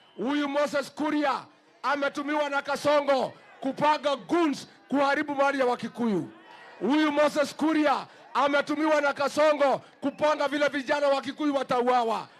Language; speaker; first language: Swahili; non-native, local second language; Kikuyu